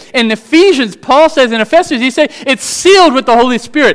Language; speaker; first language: English; native; English